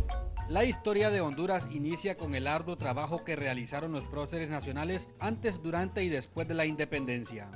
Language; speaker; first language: Spanish; native; Spanish